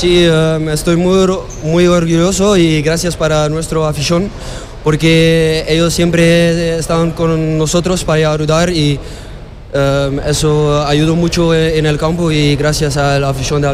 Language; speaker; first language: Spanish; non-native, fluent; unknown